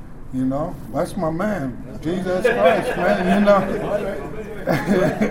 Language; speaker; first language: English; early bilingual, other home language; Spanish